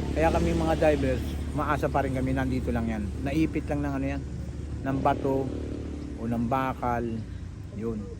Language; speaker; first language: Filipino; native; Filipino